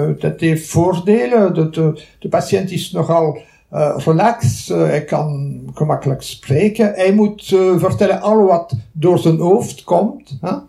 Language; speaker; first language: Dutch; non-native, local second language; French